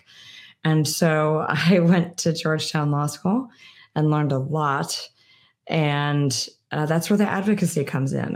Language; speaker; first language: English; native; English